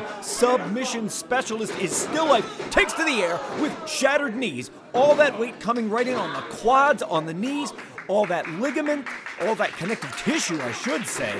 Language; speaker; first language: English; native; English